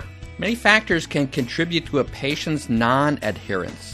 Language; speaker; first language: English; native; English